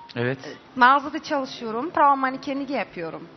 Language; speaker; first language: Turkish; non-native, learner; Uzbek